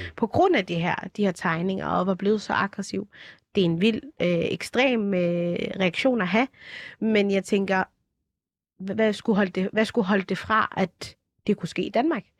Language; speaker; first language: Danish; early bilingual, other home language; Somali